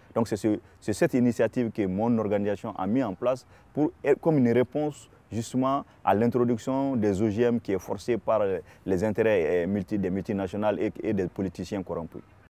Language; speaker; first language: French; non-native, local second language; Bambara